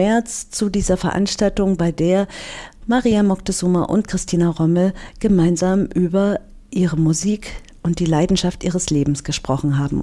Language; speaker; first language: German; native; German